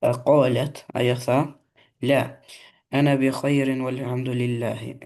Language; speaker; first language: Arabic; non-native, learner; Albanian